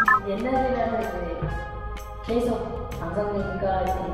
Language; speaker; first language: Korean; non-native, learner; Uzbek